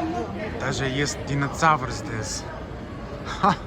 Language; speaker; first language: Russian; non-native, learner; English